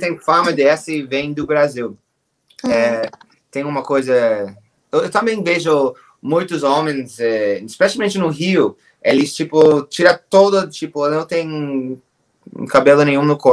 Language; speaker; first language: Portuguese; non-native, fluent; English